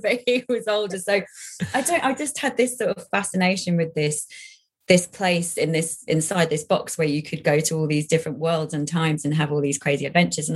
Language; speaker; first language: English; native; English